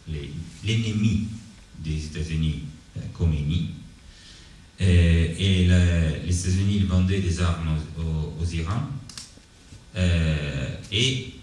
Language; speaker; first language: French; non-native, learner; Italian